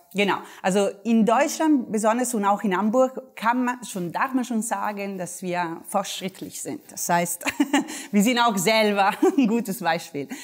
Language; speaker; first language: German; non-native, fluent; Italian